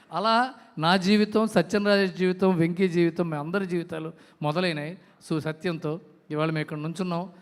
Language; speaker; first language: Telugu; native; Telugu